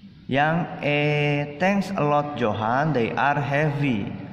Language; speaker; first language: English; non-native, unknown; Indonesian